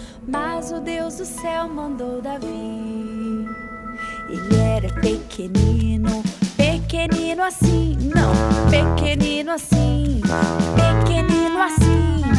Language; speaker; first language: Portuguese; native; Portuguese